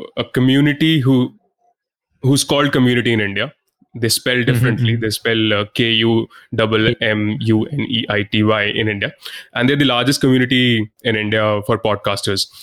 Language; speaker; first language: English; non-native, local second language; Hindi